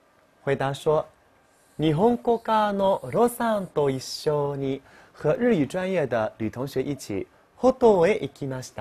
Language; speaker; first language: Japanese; non-native, fluent; Chinese